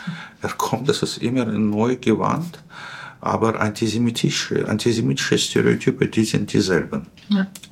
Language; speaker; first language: German; non-native, fluent; Russian